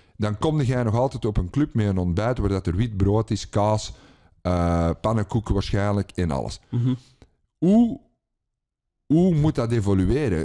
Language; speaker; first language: Dutch; native; Dutch